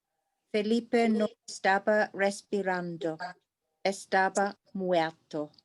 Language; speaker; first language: Spanish; non-native, learner; English